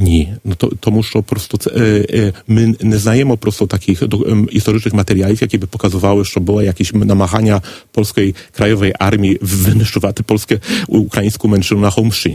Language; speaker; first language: Polish; non-native, learner; Ukrainian